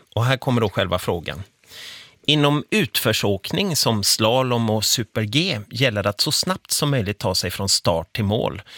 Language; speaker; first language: Swedish; native; Swedish